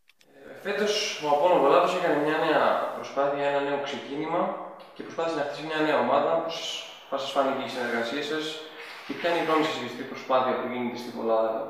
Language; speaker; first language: Greek; native; Greek